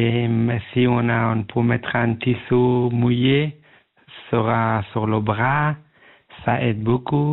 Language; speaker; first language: French; non-native, learner; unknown